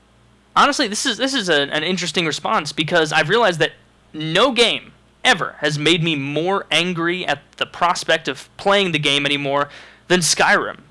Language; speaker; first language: English; native; English